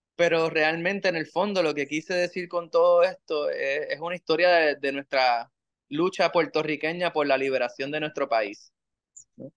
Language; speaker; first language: Spanish; native; Spanish